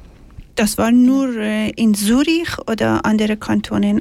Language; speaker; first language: German; non-native, learner; Persian